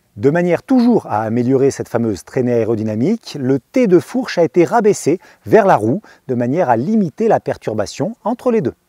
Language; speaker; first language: French; native; French